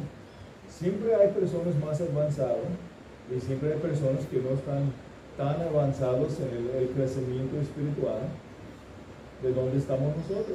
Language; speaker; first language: Spanish; non-native, fluent; English